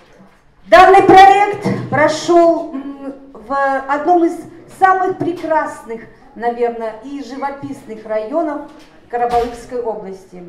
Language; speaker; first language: Russian; native; Russian